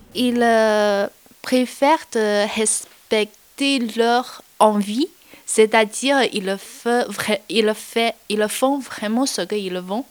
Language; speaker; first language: French; non-native, learner; Chinese